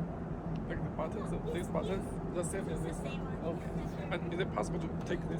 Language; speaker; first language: English; non-native, learner; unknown